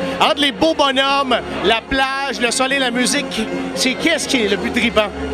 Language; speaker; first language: French; native; French